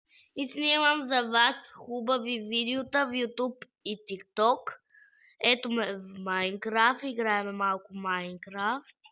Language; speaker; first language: Bulgarian; native; Bulgarian